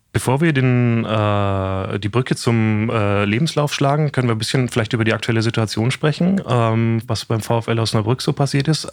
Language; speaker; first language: German; native; German